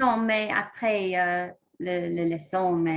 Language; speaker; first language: French; non-native, learner; English